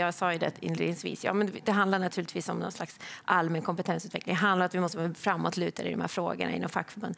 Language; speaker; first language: Swedish; native; Swedish